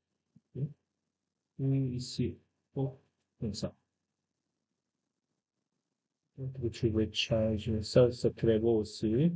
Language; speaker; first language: French; non-native, fluent; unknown